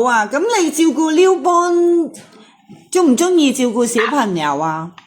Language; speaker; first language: Cantonese; native; Cantonese